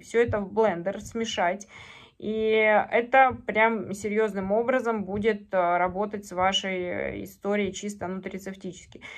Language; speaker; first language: Russian; native; Russian